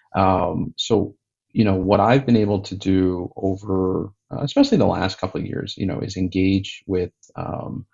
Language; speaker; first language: English; native; English